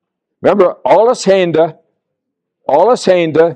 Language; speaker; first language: German; non-native, learner; English